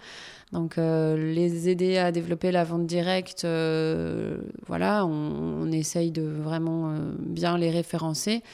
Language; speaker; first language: French; native; French